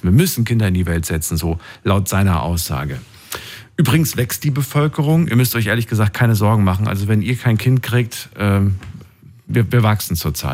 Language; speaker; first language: German; native; German